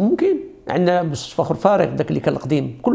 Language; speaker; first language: Arabic; native; Arabic